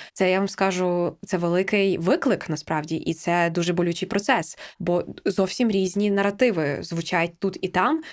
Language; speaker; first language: Ukrainian; native; Ukrainian